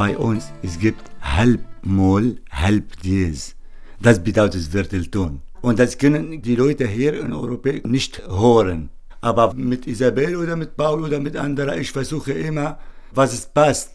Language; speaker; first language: German; non-native, learner; Arabic